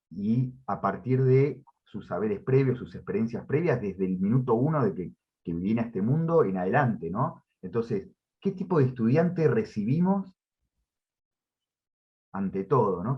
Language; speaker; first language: Spanish; native; Spanish